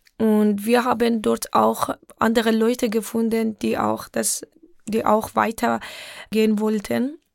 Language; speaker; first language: German; non-native, fluent; Persian